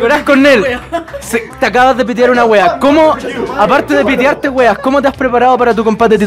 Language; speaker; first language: Spanish; native; Spanish